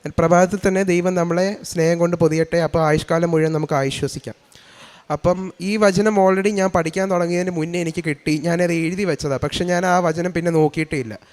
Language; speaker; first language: Malayalam; early bilingual, heritage; Malayalam